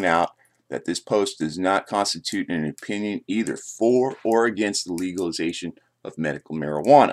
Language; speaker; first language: English; native; English